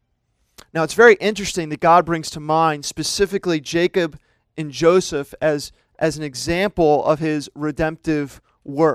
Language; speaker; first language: English; native; English